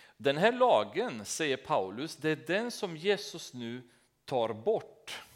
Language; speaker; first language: Swedish; non-native, fluent; Romanian